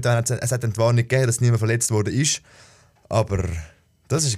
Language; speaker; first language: German; native; German